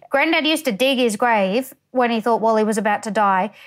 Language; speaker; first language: English; native; English